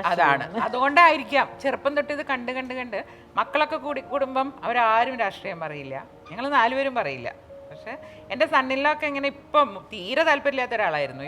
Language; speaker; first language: Malayalam; native; Malayalam